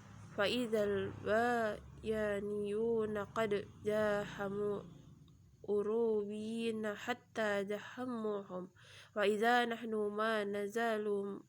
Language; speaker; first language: Arabic; non-native, learner; Indonesian